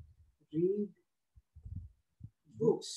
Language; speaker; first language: English; non-native, local second language; Hindi